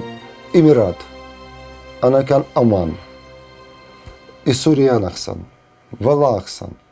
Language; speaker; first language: Arabic; non-native, learner; Russian